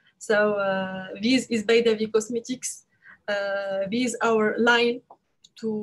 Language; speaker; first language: English; non-native, learner; French